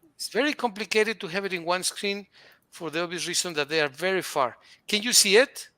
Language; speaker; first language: English; non-native, fluent; Spanish